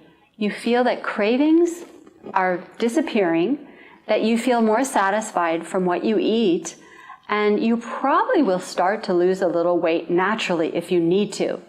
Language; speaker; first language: English; native; English